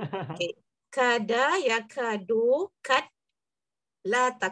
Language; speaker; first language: Arabic; non-native, learner; Indonesian